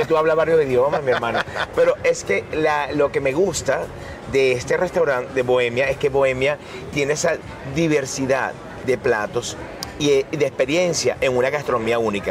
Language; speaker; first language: Spanish; native; Spanish